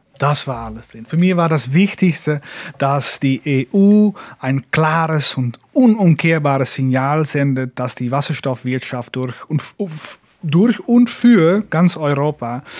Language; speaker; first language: German; non-native, fluent; Dutch